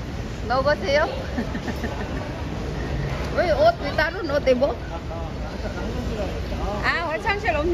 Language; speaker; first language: Korean; non-native, fluent; Cebuano